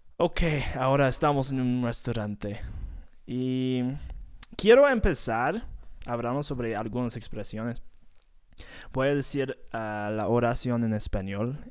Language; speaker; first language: Spanish; non-native, fluent; English